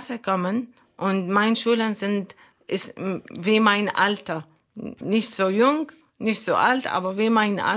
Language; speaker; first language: German; non-native, learner; Arabic